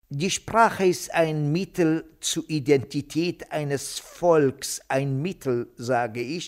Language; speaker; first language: German; non-native, fluent; Kurdish